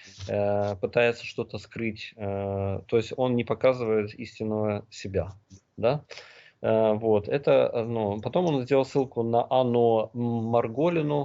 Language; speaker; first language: Russian; native; Russian